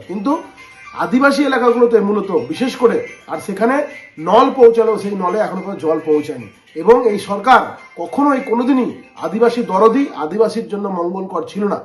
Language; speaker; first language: Bangla; native; Bangla